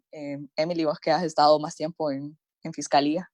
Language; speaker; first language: Spanish; native; Spanish